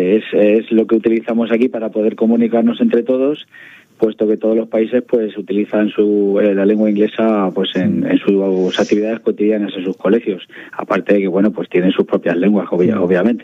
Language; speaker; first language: Spanish; native; Spanish